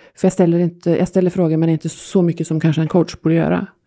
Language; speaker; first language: Swedish; non-native, fluent; Norwegian